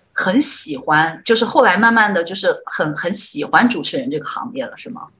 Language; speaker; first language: Chinese; native; Chinese